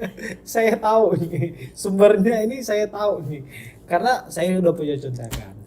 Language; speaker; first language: Indonesian; native; Indonesian